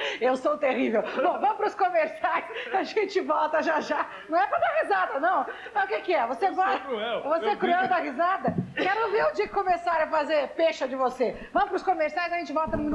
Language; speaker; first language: Portuguese; native; Portuguese